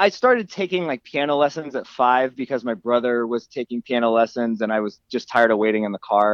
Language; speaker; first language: English; native; English